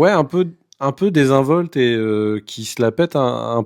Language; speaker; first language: French; native; French